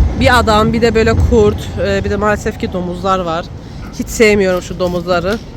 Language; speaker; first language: Turkish; early bilingual, heritage; Turkish